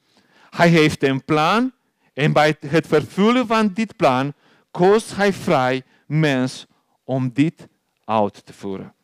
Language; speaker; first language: Dutch; non-native, learner; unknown